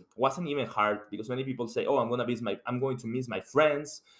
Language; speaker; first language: English; non-native, fluent; Spanish